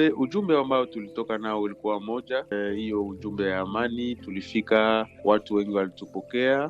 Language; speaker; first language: Swahili; native; Swahili